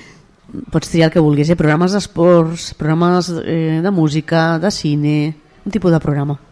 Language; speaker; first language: Catalan; native; Catalan